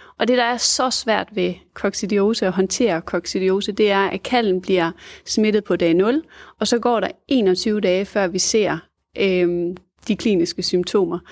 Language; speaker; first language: Danish; native; Danish